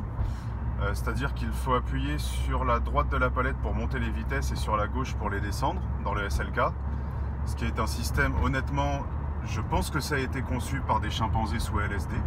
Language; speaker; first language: French; native; French